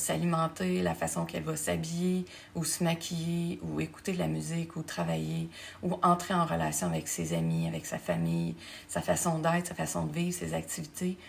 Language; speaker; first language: French; native; French